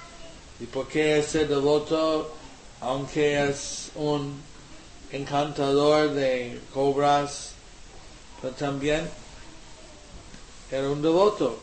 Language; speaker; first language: Spanish; non-native, learner; English